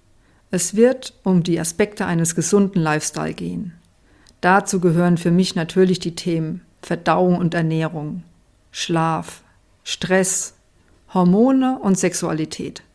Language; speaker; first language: German; native; German